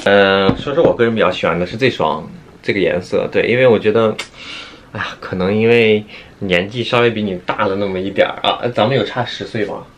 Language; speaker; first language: Chinese; native; Chinese